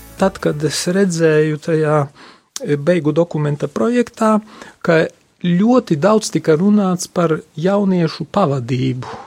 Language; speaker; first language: Latvian; non-native, local second language; Polish